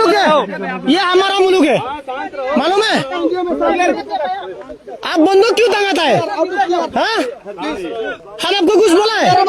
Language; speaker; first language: Hindi; non-native, local second language; Bangla